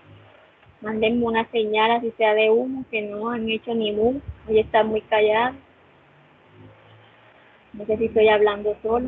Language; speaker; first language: Spanish; native; Spanish